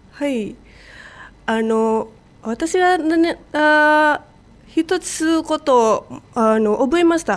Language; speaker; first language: Japanese; non-native, fluent; Indonesian